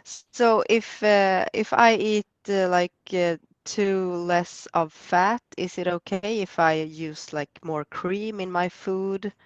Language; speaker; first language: English; non-native, fluent; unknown